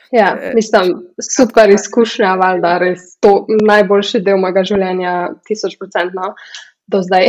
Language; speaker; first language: Slovenian; early bilingual, heritage; Slovenian